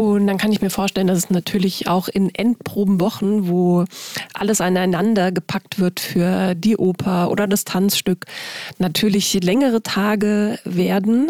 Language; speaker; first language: German; native; German